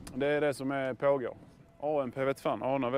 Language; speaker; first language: Swedish; native; Swedish